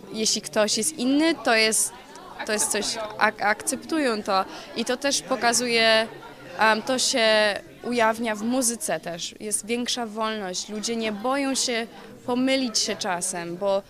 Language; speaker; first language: Polish; early bilingual, other home language; English